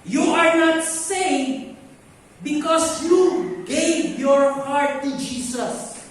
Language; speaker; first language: English; non-native, local second language; Filipino